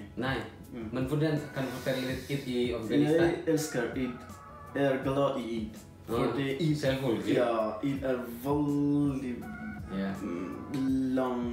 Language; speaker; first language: Swedish; non-native, fluent; Persian